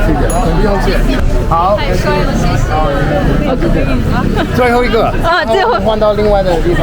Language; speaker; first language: Chinese; non-native, learner; English